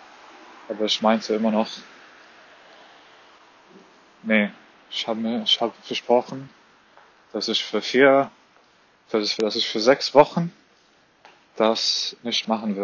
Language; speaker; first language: German; non-native, fluent; Arabic